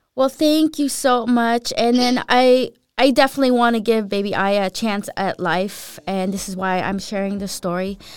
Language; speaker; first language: English; early bilingual, other home language; Filipino